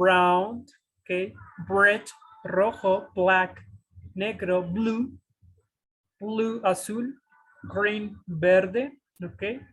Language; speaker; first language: English; non-native, fluent; Spanish